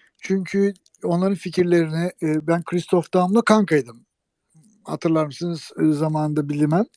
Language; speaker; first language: Turkish; native; Turkish